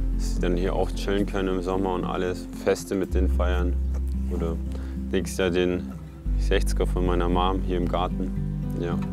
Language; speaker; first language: German; early bilingual, other home language; Polish